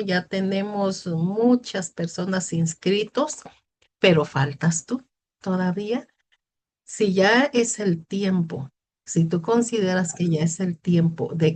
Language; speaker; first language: Spanish; native; Spanish